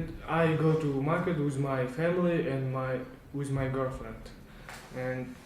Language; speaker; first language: English; non-native, learner; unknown